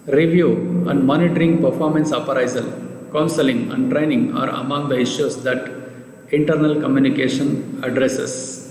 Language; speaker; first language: English; non-native, local second language; Kannada